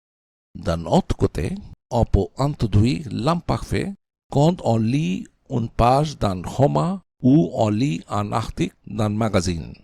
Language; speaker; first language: French; non-native, fluent; Bangla